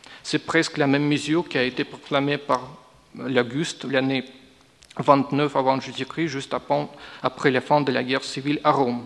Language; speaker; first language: French; non-native, fluent; Russian